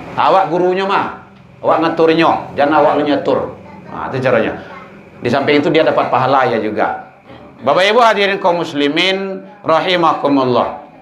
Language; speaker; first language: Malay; non-native, local second language; Minangkabau